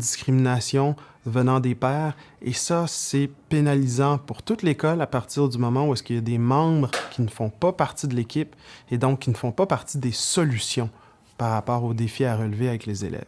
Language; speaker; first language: French; native; French